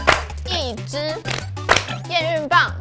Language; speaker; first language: Chinese; native; Chinese